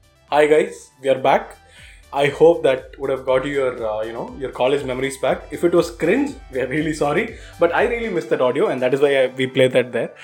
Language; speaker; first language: English; non-native, local second language; Tamil